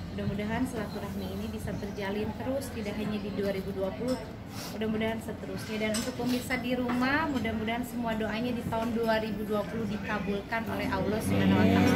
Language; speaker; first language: Indonesian; native; Indonesian